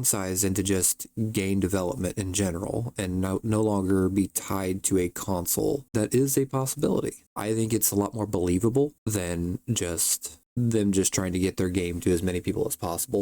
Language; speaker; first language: English; native; English